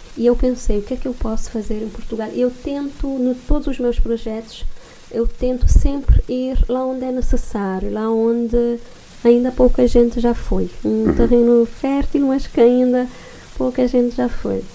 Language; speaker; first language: Portuguese; non-native, local second language; Kabuverdianu